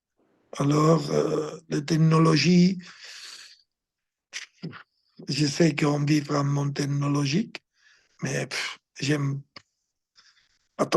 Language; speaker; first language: French; non-native, fluent; Spanish